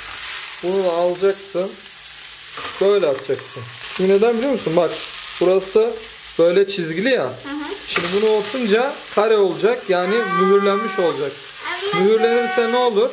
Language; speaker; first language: Turkish; native; Turkish